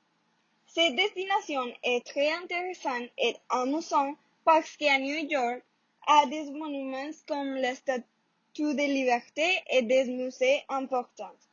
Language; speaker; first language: French; non-native, learner; Spanish